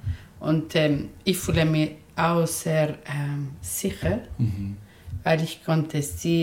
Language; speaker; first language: German; non-native, learner; Spanish